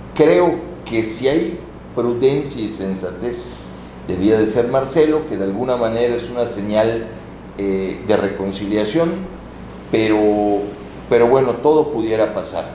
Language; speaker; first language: Spanish; native; Spanish